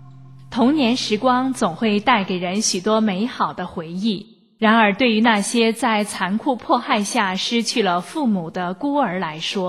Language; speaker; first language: Chinese; native; Chinese